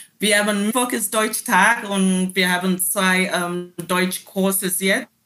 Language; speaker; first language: German; non-native, learner; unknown